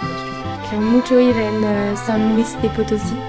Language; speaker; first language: Spanish; non-native, learner; French